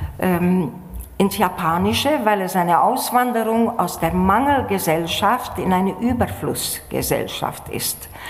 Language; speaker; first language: German; native; German